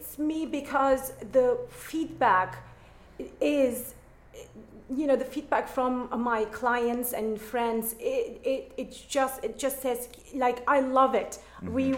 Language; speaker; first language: English; non-native, fluent; German